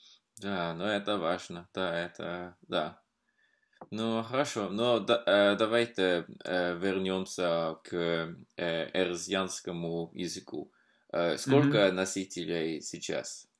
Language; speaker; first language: Russian; non-native, fluent; Norwegian